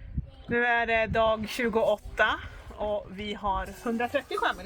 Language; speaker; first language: Swedish; native; Swedish